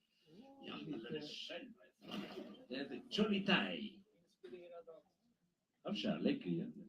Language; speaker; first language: Swedish; non-native, fluent; Spanish